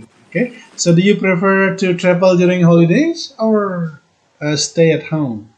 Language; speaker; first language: English; non-native, fluent; Indonesian